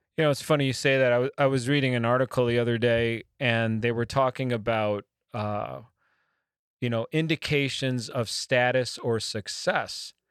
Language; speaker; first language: English; native; English